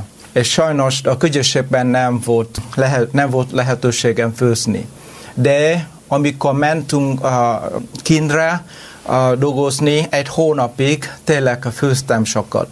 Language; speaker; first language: Hungarian; non-native, learner; Vietnamese